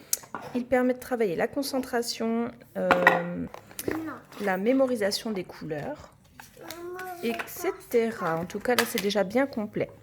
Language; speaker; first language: French; native; French